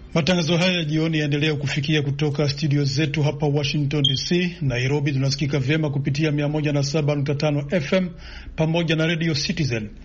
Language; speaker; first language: Swahili; non-native, local second language; Rundi